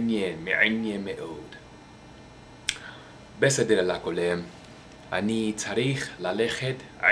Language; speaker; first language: Hebrew; non-native, learner; English